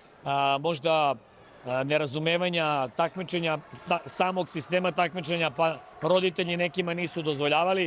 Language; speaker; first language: Serbian; native; Serbian